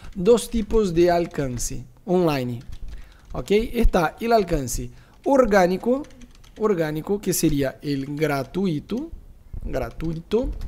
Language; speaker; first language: Spanish; non-native, fluent; Portuguese